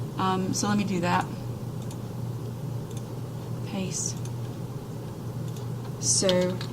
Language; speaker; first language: English; native; English